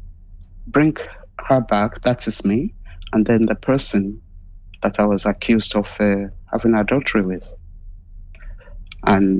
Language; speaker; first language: English; non-native, local second language; Yoruba